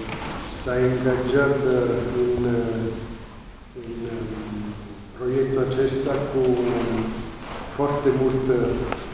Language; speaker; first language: Romanian; non-native, learner; Italian